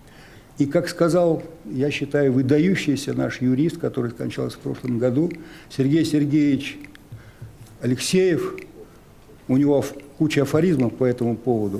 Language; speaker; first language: Russian; native; Russian